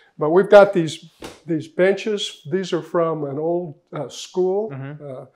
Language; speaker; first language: English; native; English